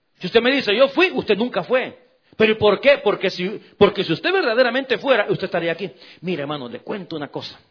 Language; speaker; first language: Spanish; native; Spanish